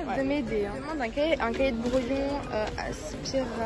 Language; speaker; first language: French; native; French